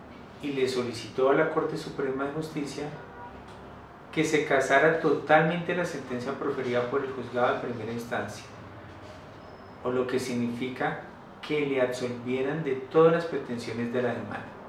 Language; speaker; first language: Spanish; native; Spanish